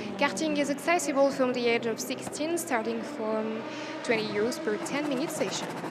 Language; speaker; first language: English; non-native, fluent; French